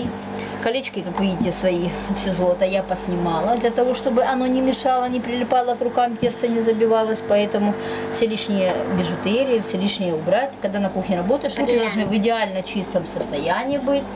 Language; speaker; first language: Russian; native; Russian